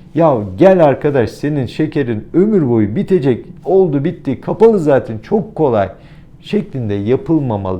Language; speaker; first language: Turkish; native; Turkish